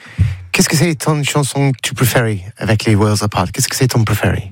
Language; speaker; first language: French; non-native, learner; English